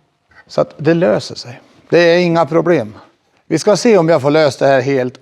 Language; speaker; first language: Swedish; native; Swedish